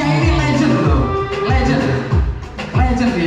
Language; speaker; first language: Indonesian; native; Indonesian